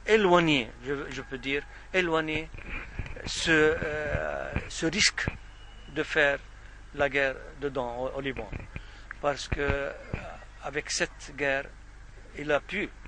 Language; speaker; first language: French; non-native, fluent; Arabic